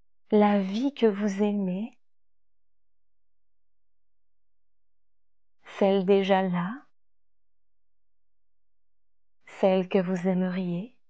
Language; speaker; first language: French; native; French